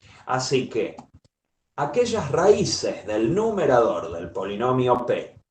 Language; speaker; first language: Spanish; native; Spanish